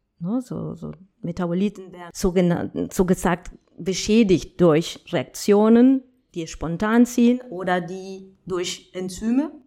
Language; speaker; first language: German; non-native, fluent; Spanish